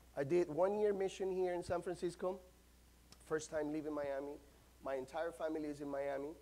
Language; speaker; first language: English; non-native, fluent; Spanish